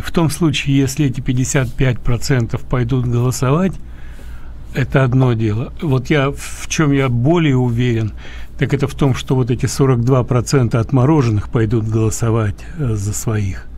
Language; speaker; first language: Russian; native; Russian